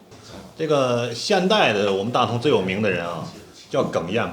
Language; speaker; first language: Chinese; native; Chinese